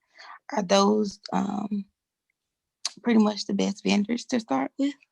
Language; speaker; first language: English; native; English